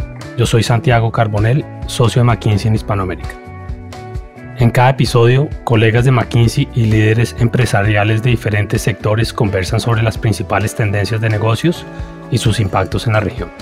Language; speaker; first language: Spanish; native; Spanish